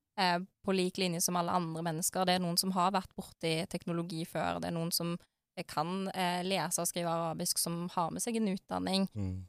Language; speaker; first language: Norwegian; early bilingual, other home language; Arabic